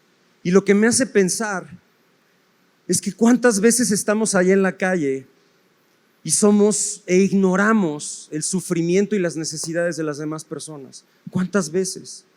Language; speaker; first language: Spanish; native; Spanish